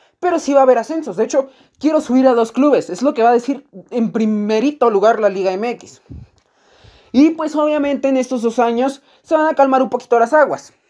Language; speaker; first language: Spanish; native; Spanish